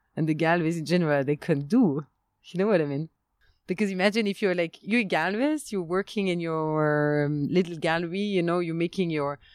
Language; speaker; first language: English; non-native, fluent; French